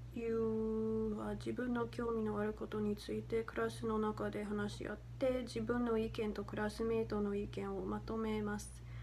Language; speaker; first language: Japanese; non-native, learner; English